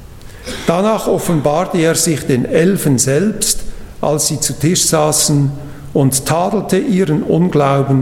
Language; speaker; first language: German; native; German